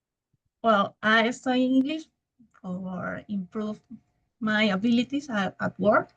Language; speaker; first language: English; non-native, learner; Spanish